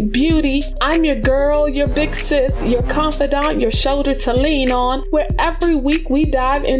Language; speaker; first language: English; native; English